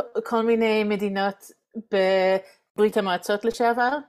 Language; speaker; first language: Hebrew; non-native, fluent; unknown